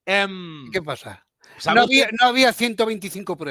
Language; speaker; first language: Spanish; native; Spanish